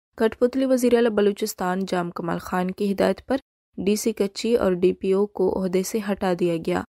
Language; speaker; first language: Urdu; non-native, local second language; Baluchi